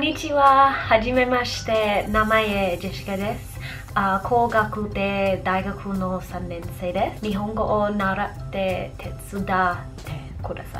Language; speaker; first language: Japanese; non-native, learner; English